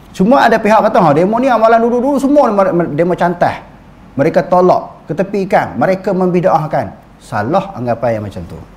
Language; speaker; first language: Malay; native; Malay